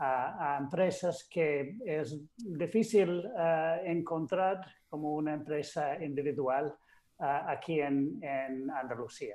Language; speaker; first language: Spanish; non-native, fluent; English